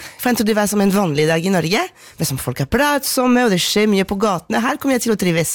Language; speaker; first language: Norwegian; non-native, fluent; French